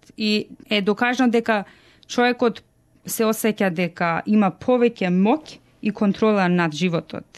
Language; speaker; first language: Macedonian; early bilingual, heritage; Macedonian